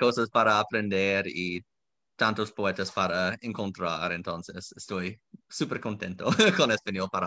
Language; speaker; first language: Spanish; non-native, fluent; English